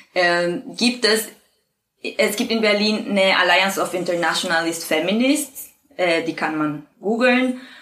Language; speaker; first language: German; non-native, fluent; Spanish